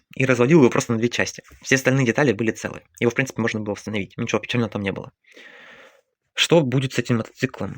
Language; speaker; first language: Russian; native; Russian